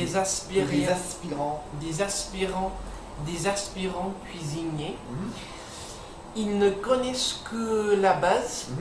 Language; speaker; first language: French; non-native, learner; English